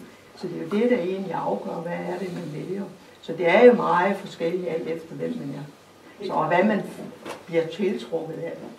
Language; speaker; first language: Danish; native; Danish